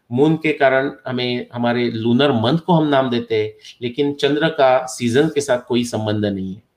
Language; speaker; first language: Hindi; non-native, local second language; Marathi